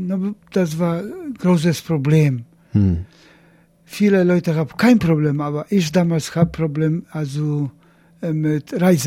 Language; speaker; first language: German; non-native, learner; Polish